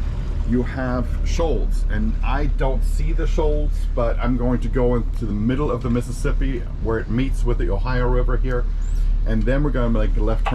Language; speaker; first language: English; native; English